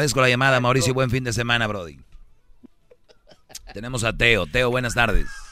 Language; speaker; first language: Spanish; native; Spanish